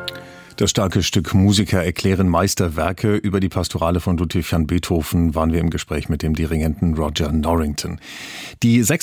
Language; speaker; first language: German; native; German